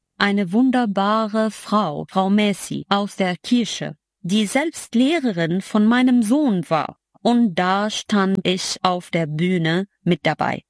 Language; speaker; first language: German; non-native, fluent; Arabic